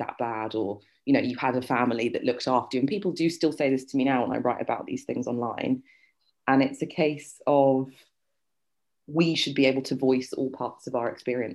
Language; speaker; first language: English; native; English